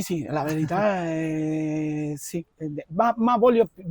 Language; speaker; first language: Italian; non-native, fluent; Spanish